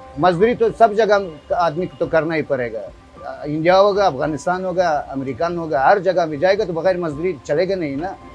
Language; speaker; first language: Hindi; non-native, fluent; Persian